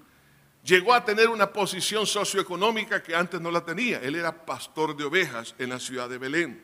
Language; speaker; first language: Spanish; native; Spanish